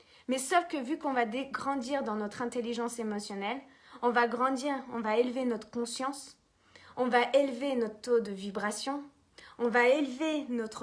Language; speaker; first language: French; native; French